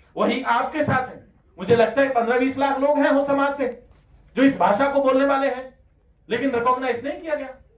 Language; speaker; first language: Hindi; non-native, local second language; Rajasthani